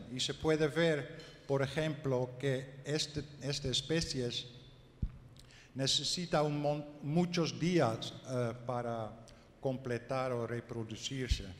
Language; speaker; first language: Spanish; non-native, learner; Dutch